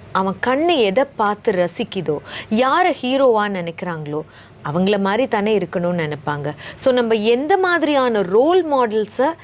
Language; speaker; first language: Tamil; native; Tamil